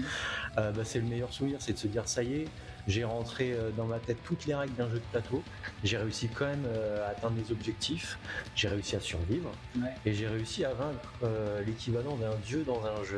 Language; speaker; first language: French; native; French